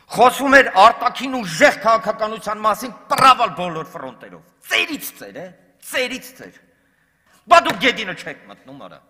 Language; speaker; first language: Armenian; native; Armenian